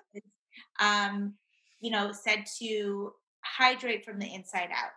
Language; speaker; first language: English; native; English